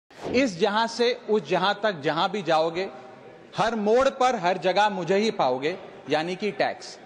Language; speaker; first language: Hindi; native; Hindi